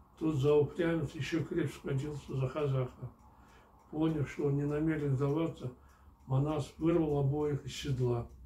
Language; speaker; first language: Russian; non-native, local second language; Kyrgyz